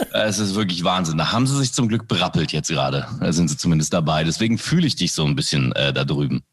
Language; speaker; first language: German; early bilingual, other home language; Indonesian